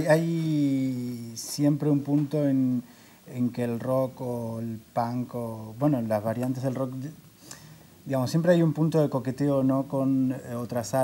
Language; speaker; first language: Spanish; native; Spanish